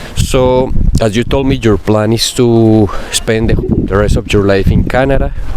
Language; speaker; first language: English; non-native, fluent; Spanish